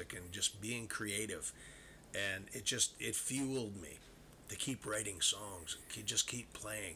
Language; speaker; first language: English; native; English